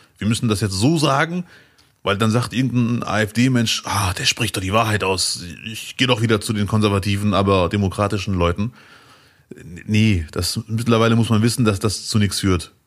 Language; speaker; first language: German; early bilingual, other home language; Arabic